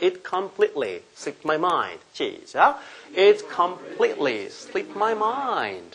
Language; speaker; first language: English; non-native, fluent; Korean